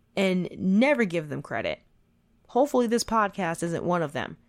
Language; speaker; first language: English; native; English